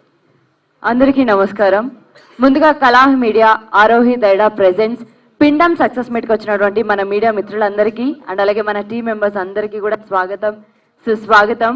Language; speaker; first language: Telugu; native; Telugu